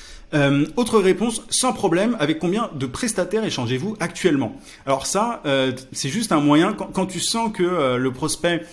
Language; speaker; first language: French; native; French